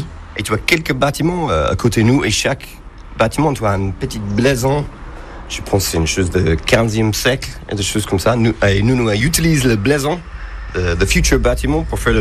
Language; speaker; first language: French; non-native, learner; English